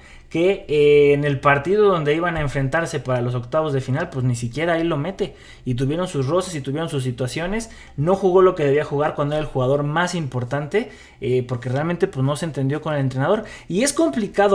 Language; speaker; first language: Spanish; native; Spanish